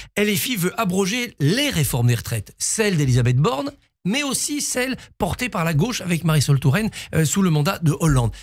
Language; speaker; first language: French; native; French